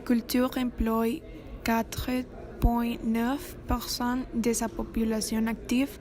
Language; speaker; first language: French; non-native, learner; Spanish